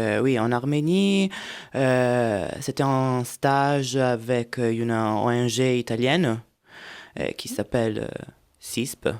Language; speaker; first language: French; non-native, fluent; Italian